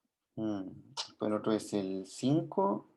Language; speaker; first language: Spanish; native; Spanish